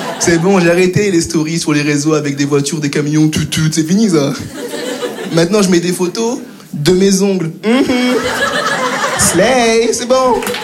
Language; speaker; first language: French; native; French